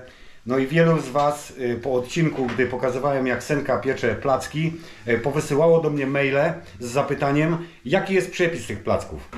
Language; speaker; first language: Polish; native; Polish